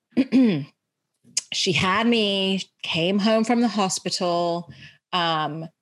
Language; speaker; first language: English; early bilingual, heritage; Arabic